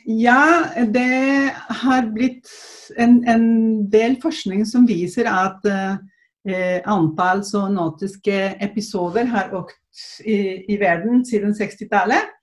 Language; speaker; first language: Norwegian; non-native, fluent; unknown